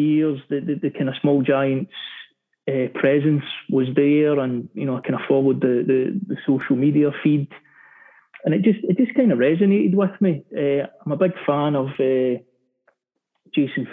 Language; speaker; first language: English; native; English